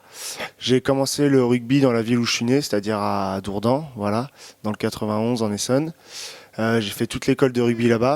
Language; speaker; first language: French; native; French